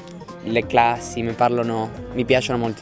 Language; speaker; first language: Italian; non-native, fluent; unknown